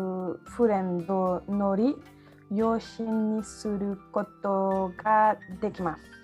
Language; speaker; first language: Japanese; non-native, learner; French